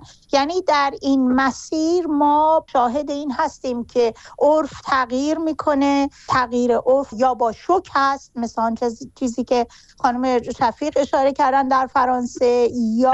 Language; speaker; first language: Persian; native; Persian